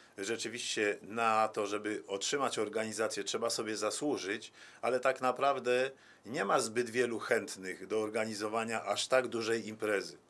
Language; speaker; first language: Polish; native; Polish